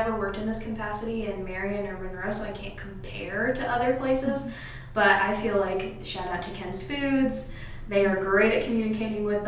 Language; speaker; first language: English; native; English